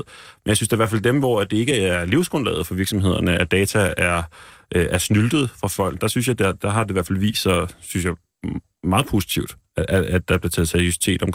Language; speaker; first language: Danish; native; Danish